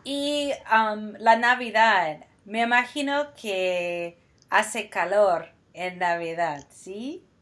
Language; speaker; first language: Spanish; non-native, fluent; English